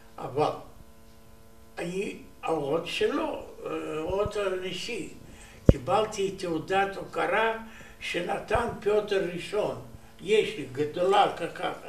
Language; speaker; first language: Hebrew; non-native, learner; Romanian